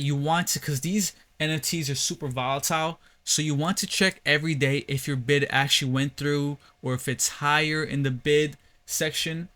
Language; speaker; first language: English; native; English